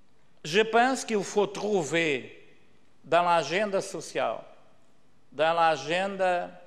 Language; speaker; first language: French; non-native, learner; Portuguese